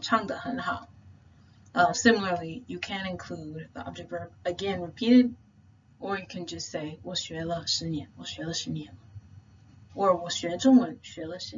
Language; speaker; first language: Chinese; non-native, fluent; English